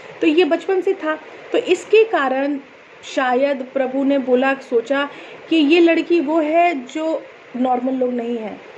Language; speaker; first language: Hindi; native; Hindi